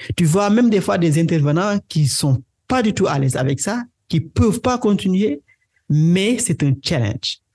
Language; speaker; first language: French; non-native, local second language; Wolof